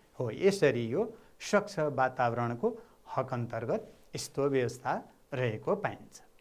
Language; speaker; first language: Nepali; non-native, local second language; Bhojpuri